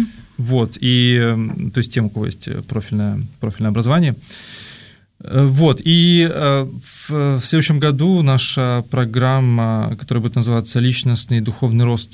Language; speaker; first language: Russian; native; Russian